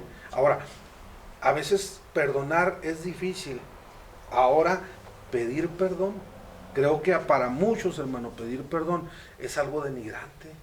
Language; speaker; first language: Spanish; native; Spanish